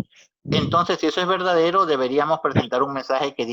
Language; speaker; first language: Spanish; native; Spanish